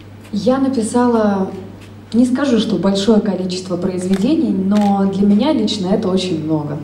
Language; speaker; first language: Russian; native; Russian